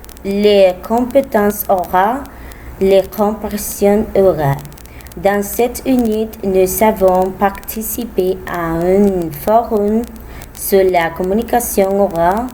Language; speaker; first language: French; non-native, learner; Spanish